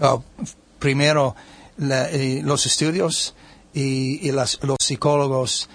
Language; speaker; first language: Spanish; non-native, learner; English